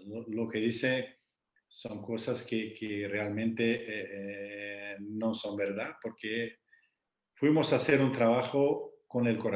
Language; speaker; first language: Spanish; non-native, fluent; Portuguese